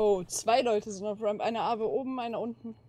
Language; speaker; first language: German; native; German